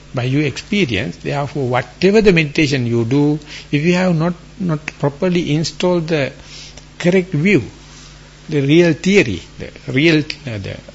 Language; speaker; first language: English; non-native, local second language; Sinhala